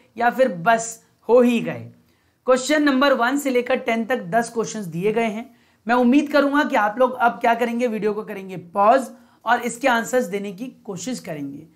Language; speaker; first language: Hindi; native; Hindi